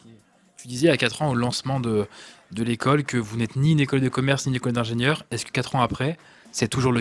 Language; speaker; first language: French; native; French